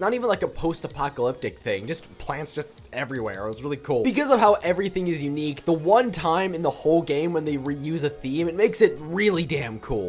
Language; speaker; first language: English; native; English